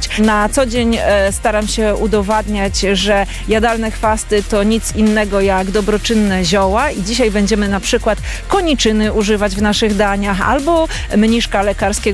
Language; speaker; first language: Polish; native; Polish